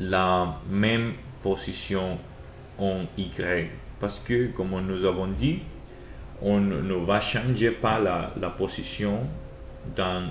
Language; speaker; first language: French; non-native, learner; Spanish